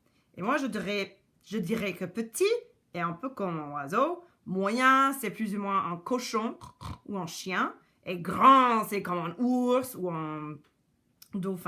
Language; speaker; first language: French; non-native, local second language; English